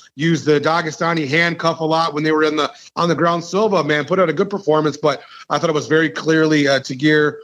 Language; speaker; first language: English; native; English